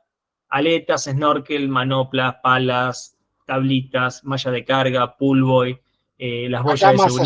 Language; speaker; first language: Spanish; native; Spanish